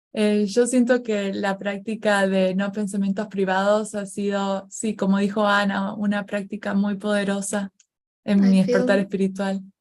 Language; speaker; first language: Spanish; native; Spanish